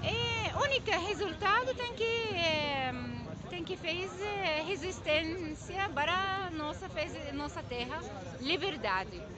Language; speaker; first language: Portuguese; non-native, learner; Arabic